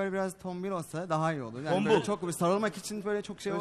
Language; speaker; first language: Turkish; non-native, fluent; English